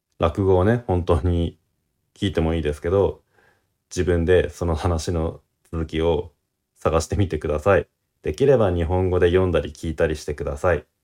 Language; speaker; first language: Japanese; native; Japanese